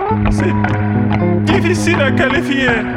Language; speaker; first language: French; non-native, learner; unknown